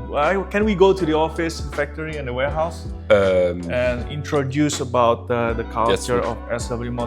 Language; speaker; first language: English; non-native, fluent; Indonesian